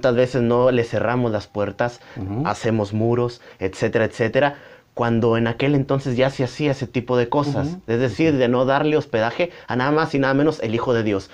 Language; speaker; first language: Spanish; native; Spanish